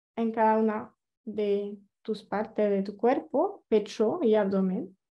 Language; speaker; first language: Spanish; non-native, fluent; French